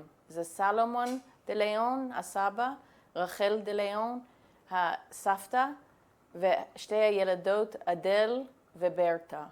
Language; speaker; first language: Hebrew; non-native, fluent; English